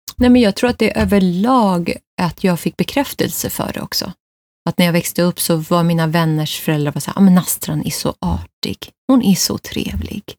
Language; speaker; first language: Swedish; early bilingual, other home language; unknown